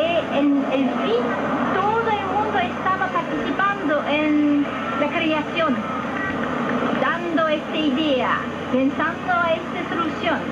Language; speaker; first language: Spanish; non-native, fluent; Japanese